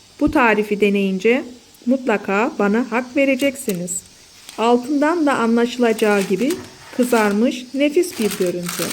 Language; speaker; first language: Turkish; native; Turkish